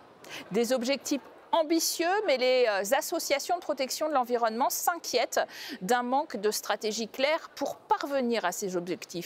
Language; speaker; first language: French; native; French